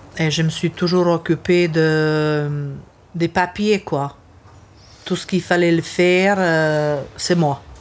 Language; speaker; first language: French; non-native, fluent; Serbian